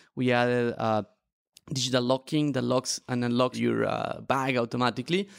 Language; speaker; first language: English; non-native, fluent; Spanish